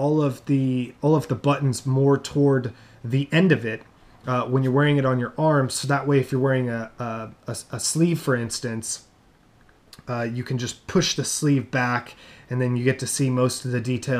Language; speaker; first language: English; native; English